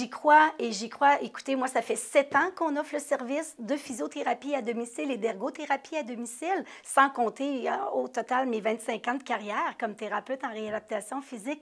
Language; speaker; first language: French; native; French